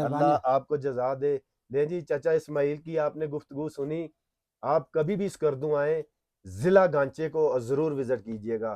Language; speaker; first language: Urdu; non-native, local second language; Punjabi